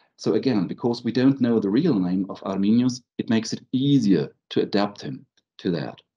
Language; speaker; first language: English; non-native, fluent; German